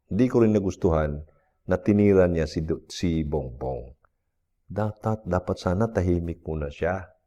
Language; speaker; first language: Filipino; non-native, local second language; Cebuano